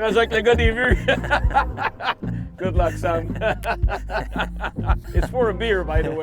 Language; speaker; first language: French; native; French